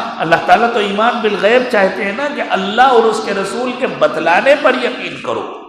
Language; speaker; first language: Urdu; native; Urdu